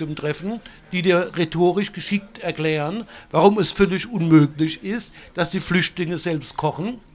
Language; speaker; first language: German; non-native, fluent; Italian